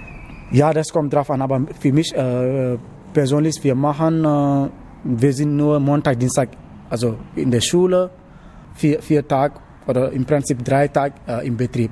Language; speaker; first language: German; non-native, learner; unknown